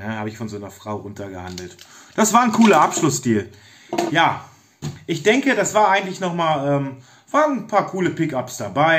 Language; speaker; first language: German; native; German